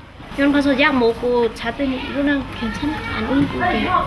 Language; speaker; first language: Korean; non-native, local second language; Lao